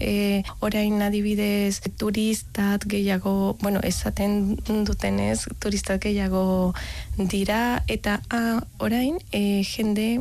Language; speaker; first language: Basque; non-native, learner; Spanish